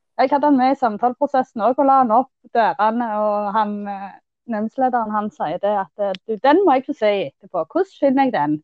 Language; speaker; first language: Norwegian; native; Norwegian